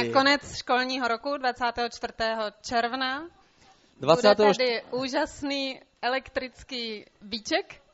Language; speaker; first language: Czech; native; Czech